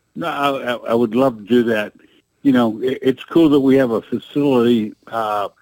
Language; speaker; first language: English; native; English